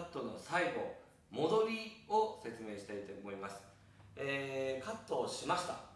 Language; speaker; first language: Japanese; native; Japanese